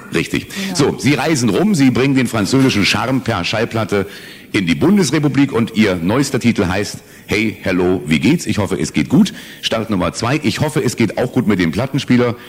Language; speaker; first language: German; native; German